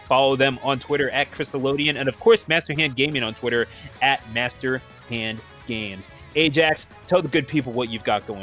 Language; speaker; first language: English; native; English